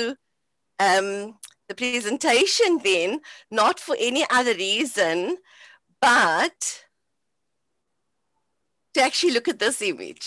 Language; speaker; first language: English; native; English